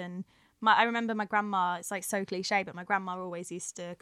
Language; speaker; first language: English; native; English